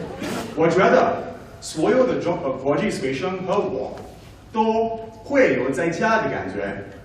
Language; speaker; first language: Chinese; non-native, fluent; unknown